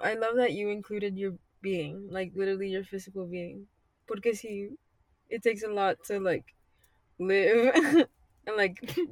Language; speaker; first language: English; early bilingual, other home language; Spanish